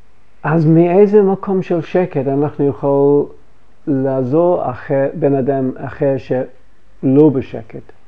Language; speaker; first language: Hebrew; non-native, fluent; English